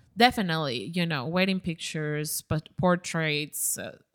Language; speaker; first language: English; non-native, fluent; Spanish